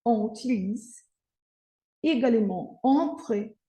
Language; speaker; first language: French; non-native, fluent; Portuguese